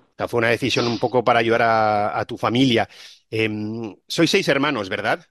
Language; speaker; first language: Spanish; native; Spanish